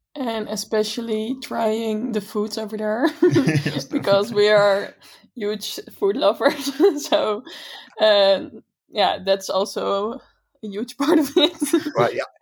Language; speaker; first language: English; non-native, fluent; Dutch